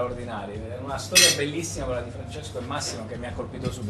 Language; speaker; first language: Italian; native; Italian